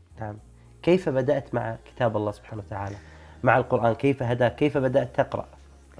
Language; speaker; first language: Arabic; native; Arabic